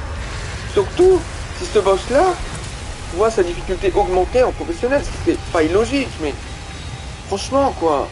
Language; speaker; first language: French; native; French